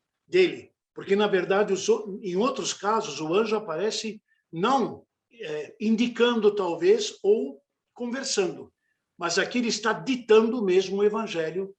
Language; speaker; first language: Portuguese; non-native, fluent; Italian